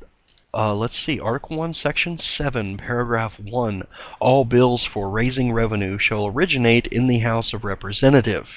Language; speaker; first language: English; native; English